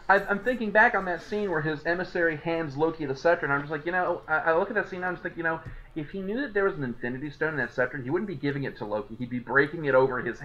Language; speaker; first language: English; native; English